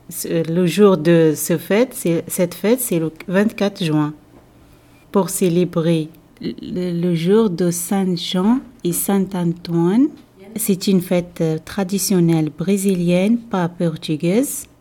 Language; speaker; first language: French; non-native, learner; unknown